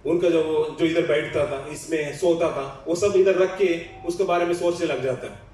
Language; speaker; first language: Hindi; non-native, local second language; Telugu